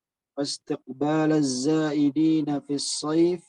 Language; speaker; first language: Arabic; non-native, learner; Indonesian